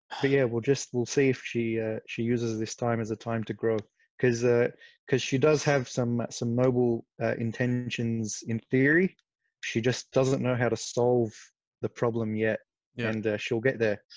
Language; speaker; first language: English; non-native, fluent; Arabic